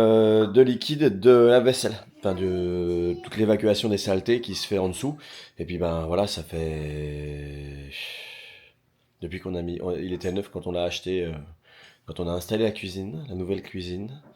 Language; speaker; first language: French; native; French